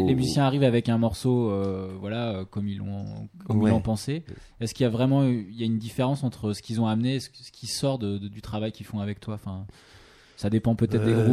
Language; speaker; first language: French; native; French